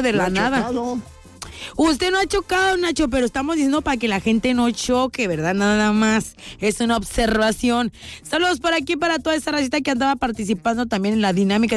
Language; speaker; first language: Spanish; native; Spanish